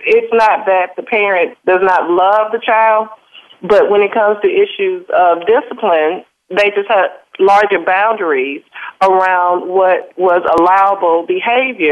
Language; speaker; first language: English; native; English